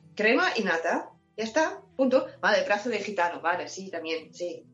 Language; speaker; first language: Spanish; non-native, fluent; German